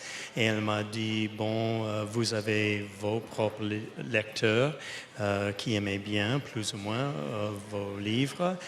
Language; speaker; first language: French; non-native, fluent; English